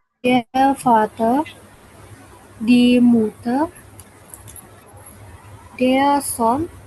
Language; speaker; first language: German; non-native, learner; Indonesian